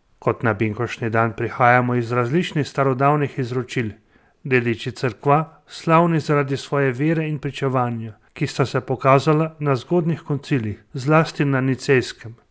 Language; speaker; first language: Slovenian; native; Slovenian